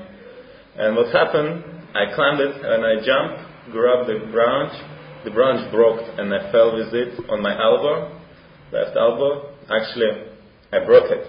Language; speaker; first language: English; non-native, fluent; Russian